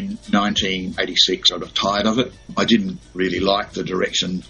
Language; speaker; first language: English; native; English